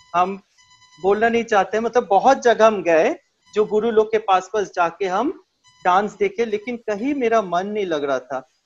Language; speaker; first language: Hindi; non-native, local second language; Bangla